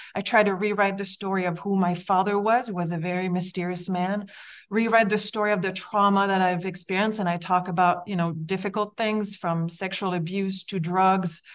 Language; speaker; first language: English; native; English